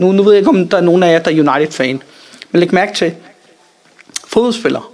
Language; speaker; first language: Danish; early bilingual, other home language; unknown